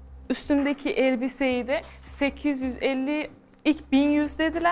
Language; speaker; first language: Turkish; non-native, fluent; Persian